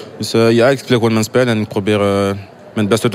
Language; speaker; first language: Dutch; non-native, local second language; French